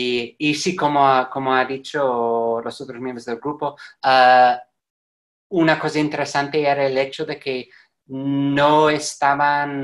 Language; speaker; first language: Spanish; non-native, fluent; English